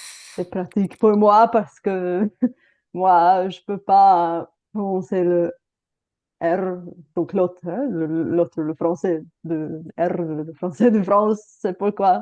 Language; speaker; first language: French; non-native, fluent; Bulgarian